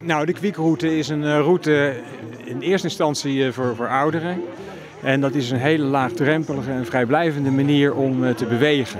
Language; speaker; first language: Dutch; native; Dutch